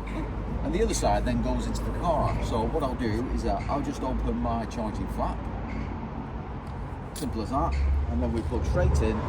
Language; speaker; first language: English; native; English